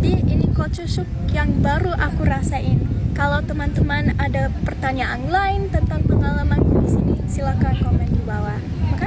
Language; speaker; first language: Indonesian; non-native, fluent; English